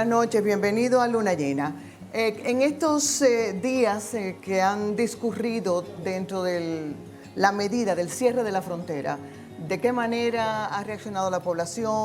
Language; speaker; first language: Spanish; native; Spanish